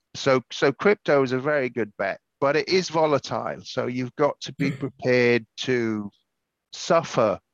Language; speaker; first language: English; native; English